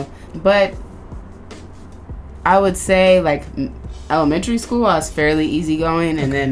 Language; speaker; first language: English; native; English